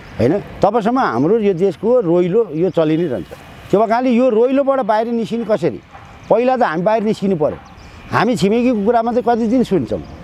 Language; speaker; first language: Nepali; native; Nepali